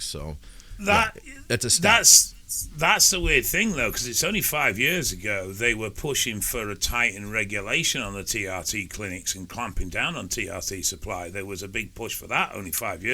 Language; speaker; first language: English; native; English